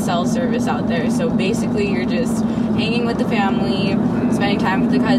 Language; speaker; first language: English; native; English